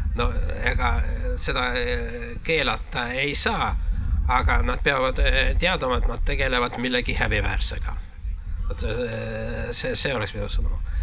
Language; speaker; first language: Estonian; non-native, local second language; Russian